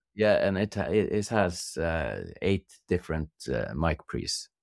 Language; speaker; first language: English; non-native, fluent; Norwegian